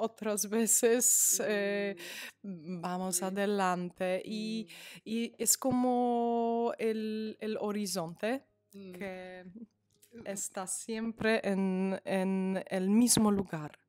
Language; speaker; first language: Spanish; non-native, fluent; Polish